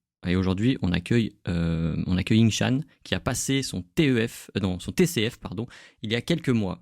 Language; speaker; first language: French; native; French